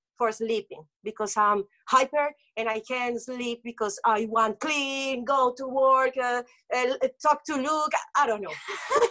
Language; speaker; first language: English; non-native, local second language; Spanish